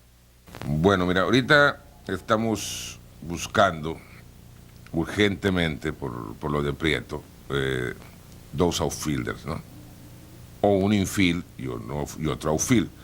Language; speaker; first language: Spanish; native; Spanish